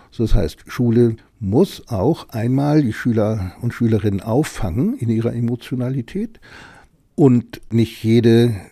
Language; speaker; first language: German; native; German